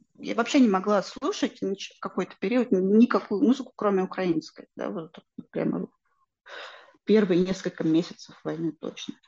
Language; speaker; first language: Russian; non-native, local second language; Ukrainian